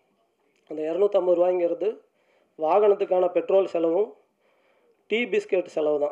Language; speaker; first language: Tamil; native; Tamil